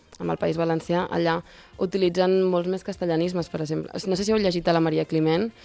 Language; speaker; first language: Catalan; native; Catalan